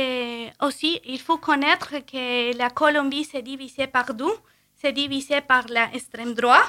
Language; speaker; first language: French; non-native, fluent; Spanish